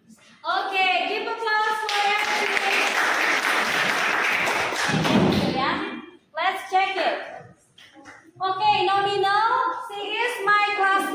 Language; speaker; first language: English; non-native, fluent; Indonesian